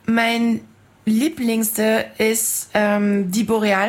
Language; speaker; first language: German; non-native, fluent; French